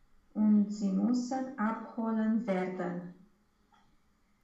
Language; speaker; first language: German; non-native, learner; Romanian